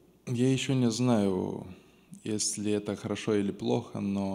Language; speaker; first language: Russian; non-native, local second language; Romanian